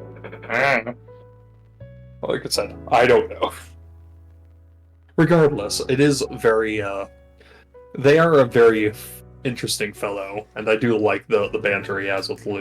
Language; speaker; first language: English; native; English